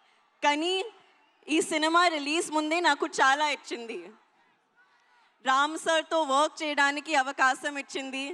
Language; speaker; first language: Telugu; non-native, learner; Hindi